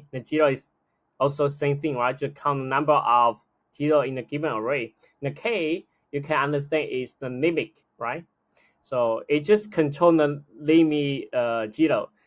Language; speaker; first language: English; non-native, fluent; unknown